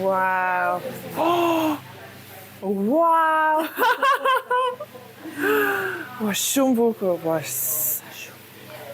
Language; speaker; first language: Albanian; non-native, learner; English